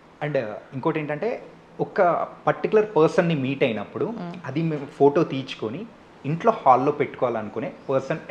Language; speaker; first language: Telugu; native; Telugu